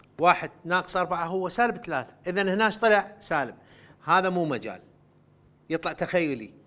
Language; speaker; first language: Arabic; non-native, local second language; Central Kurdish